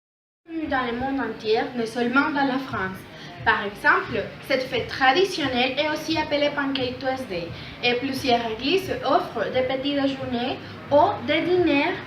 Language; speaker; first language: French; non-native, learner; Spanish